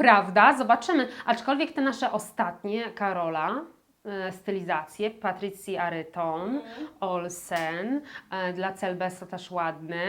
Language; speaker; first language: Polish; native; Polish